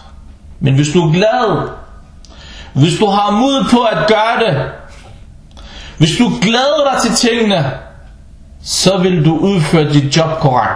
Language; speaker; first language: Danish; non-native, fluent; Arabic